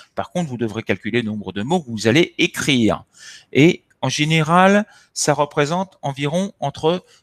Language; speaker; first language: French; native; French